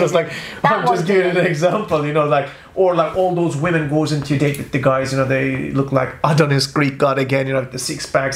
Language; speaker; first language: English; non-native, fluent; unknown